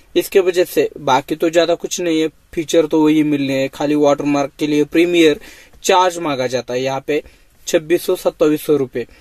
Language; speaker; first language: Hindi; non-native, local second language; Marathi